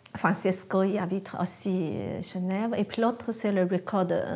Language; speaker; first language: French; non-native, learner; Chinese